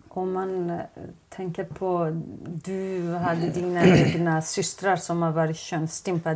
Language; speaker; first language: Swedish; non-native, fluent; Kurdish